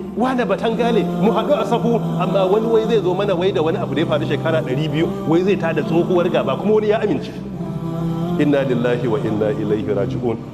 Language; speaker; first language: Hausa; native; Hausa